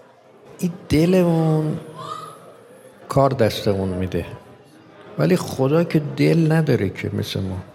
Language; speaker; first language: Persian; native; Persian